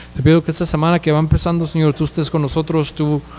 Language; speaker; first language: Spanish; early bilingual, heritage; Spanish